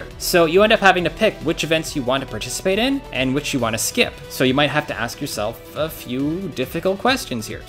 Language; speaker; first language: English; native; English